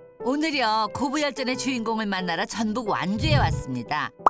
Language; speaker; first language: Korean; native; Korean